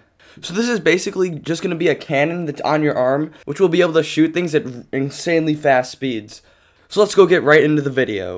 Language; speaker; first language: English; native; English